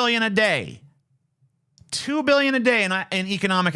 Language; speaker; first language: English; native; English